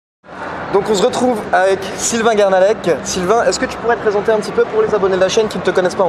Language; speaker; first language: French; native; French